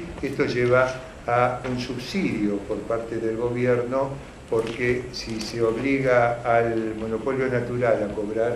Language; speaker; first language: Spanish; native; Spanish